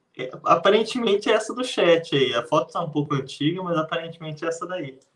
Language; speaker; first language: Portuguese; native; Portuguese